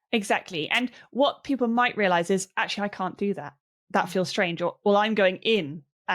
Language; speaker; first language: English; native; English